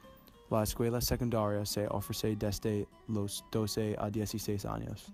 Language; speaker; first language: Spanish; non-native, learner; English